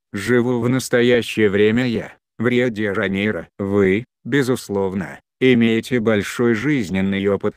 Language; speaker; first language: Russian; non-native, local second language; Chechen